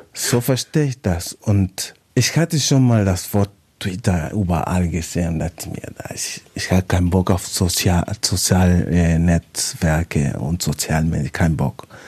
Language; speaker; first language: German; non-native, fluent; Spanish